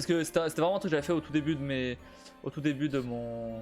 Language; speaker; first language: French; native; French